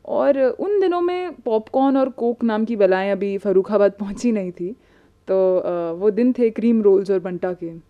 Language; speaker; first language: Hindi; native; Hindi